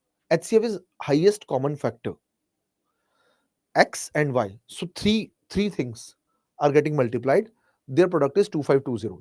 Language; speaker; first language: English; non-native, local second language; Hindi